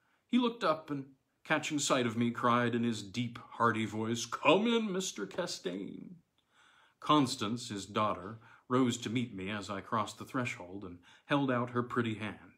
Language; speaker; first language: English; native; English